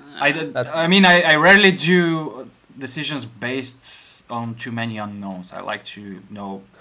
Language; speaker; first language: English; non-native, fluent; Bulgarian